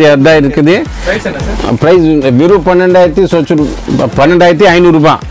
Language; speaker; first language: Tamil; non-native, local second language; Hindi